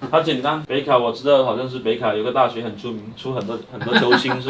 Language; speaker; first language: Chinese; native; Chinese